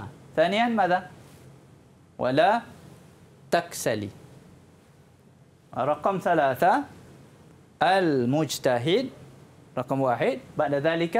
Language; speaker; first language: Arabic; non-native, fluent; Malay